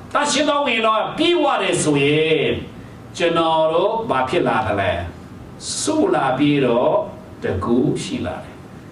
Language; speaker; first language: Burmese; non-native, local second language; Hakha Chin